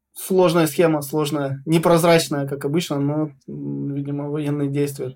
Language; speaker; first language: Russian; native; Russian